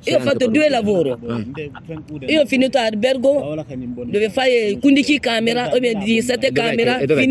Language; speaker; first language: Italian; non-native, learner; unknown